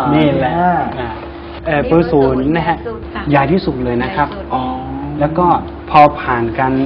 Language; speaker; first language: Thai; non-native, fluent; Chinese